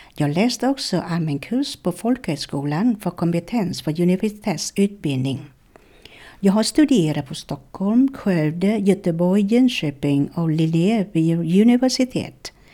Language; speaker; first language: Swedish; non-native, fluent; Vietnamese